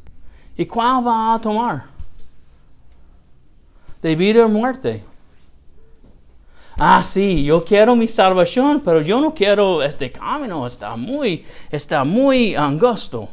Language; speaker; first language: Spanish; non-native, learner; English